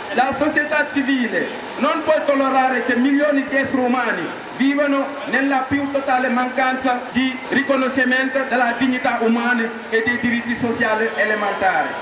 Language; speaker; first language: Italian; non-native, fluent; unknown